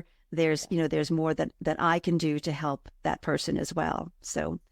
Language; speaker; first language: English; native; English